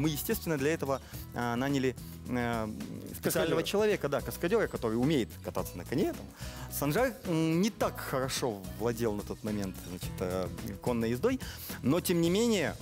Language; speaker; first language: Russian; native; Russian